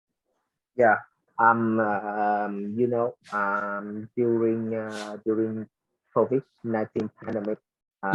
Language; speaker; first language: English; non-native, learner; Vietnamese